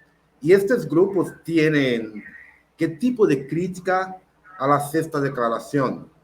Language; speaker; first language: Spanish; non-native, local second language; Portuguese